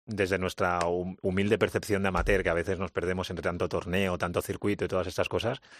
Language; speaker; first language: Spanish; native; Spanish